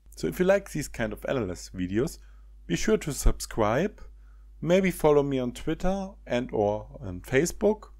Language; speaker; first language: English; non-native, fluent; German